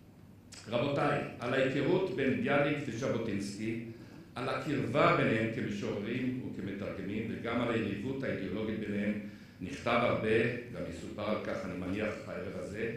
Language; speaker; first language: Hebrew; native; Hebrew